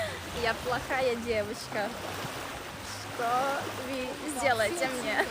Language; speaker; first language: Russian; non-native, local second language; Latvian